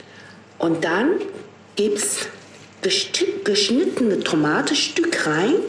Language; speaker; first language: German; non-native, fluent; Chinese